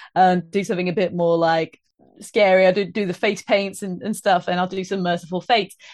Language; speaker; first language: English; native; English